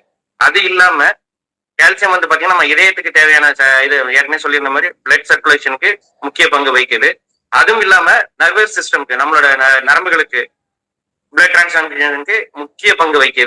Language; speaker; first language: Tamil; native; Tamil